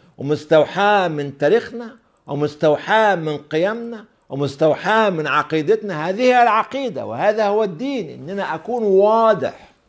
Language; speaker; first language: Arabic; native; Arabic